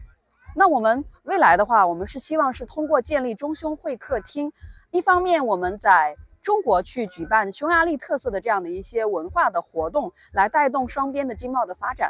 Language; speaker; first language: Chinese; native; Chinese